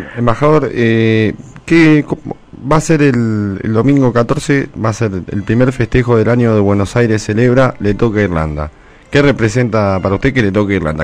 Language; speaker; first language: Spanish; native; Spanish